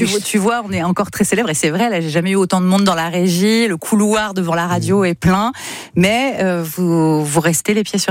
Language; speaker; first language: French; native; French